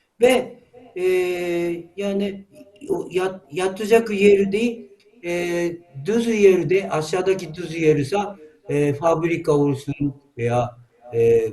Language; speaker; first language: Turkish; non-native, learner; Japanese